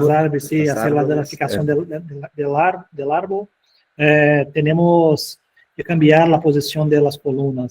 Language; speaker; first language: Spanish; non-native, fluent; Portuguese